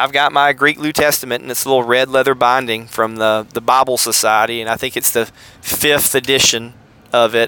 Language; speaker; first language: English; native; English